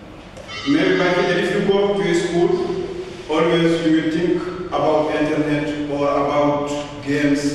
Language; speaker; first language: English; non-native, learner; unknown